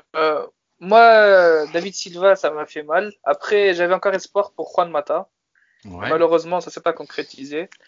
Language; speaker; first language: French; native; French